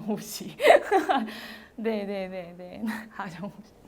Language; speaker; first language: Korean; non-native, learner; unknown